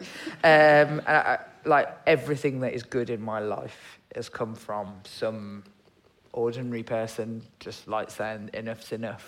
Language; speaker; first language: English; native; English